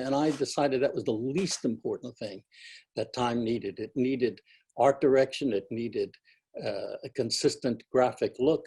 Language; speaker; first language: English; native; English